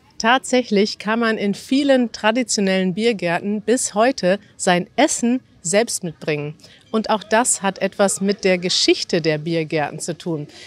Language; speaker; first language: German; native; German